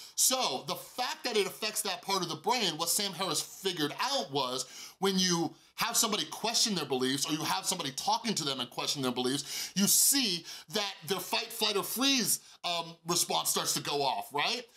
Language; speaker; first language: English; native; English